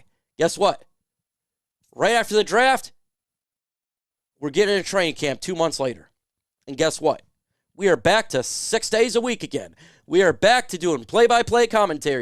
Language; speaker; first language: English; native; English